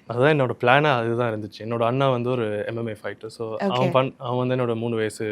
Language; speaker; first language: Tamil; early bilingual, heritage; Tamil